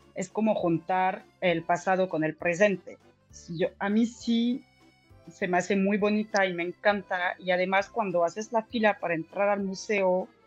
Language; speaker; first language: Spanish; non-native, fluent; French